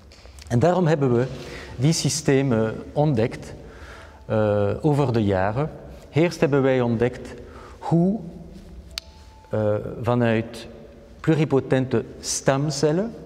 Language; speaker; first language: Dutch; non-native, fluent; French